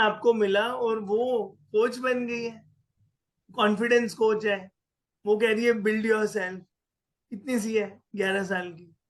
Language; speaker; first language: Hindi; native; Hindi